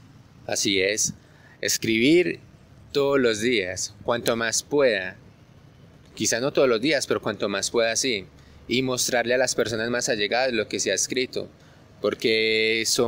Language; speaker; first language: Spanish; native; Spanish